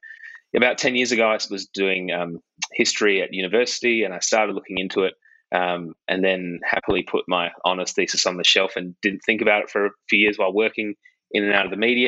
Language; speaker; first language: English; native; English